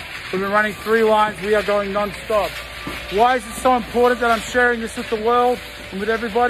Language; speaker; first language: English; native; English